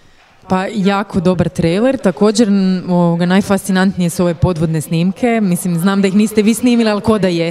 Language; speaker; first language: Croatian; native; Croatian